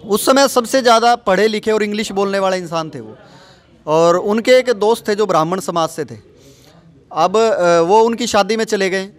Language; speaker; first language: Hindi; native; Hindi